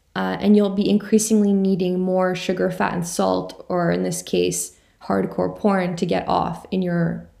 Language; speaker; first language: English; native; English